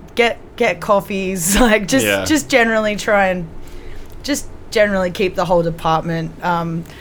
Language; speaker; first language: English; native; English